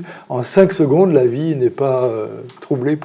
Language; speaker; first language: French; native; French